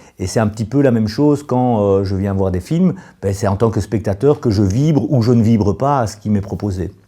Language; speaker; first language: French; native; French